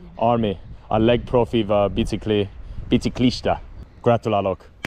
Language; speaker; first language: Hungarian; non-native, learner; English